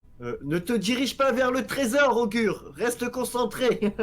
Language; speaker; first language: French; native; French